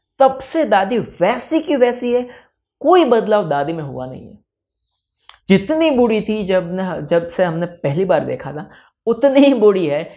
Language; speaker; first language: Hindi; non-native, local second language; Gujarati